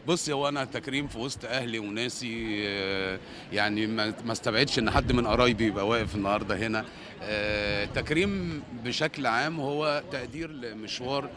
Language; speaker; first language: Arabic; native; Arabic